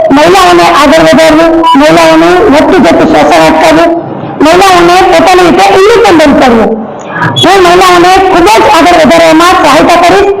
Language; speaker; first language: Gujarati; non-native, local second language; Sindhi